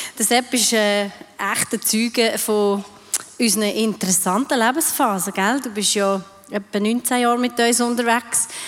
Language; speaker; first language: German; native; German